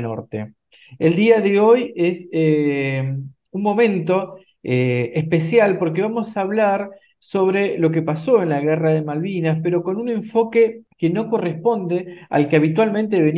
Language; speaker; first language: Spanish; native; Spanish